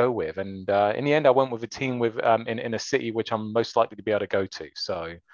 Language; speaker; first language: English; native; English